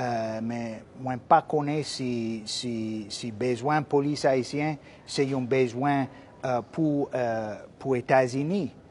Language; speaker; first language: Haitian Creole; non-native, fluent; English